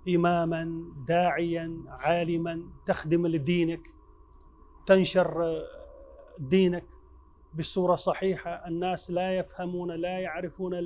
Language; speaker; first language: Arabic; non-native, fluent; Chinese